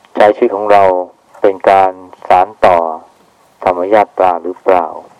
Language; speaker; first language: Thai; native; Thai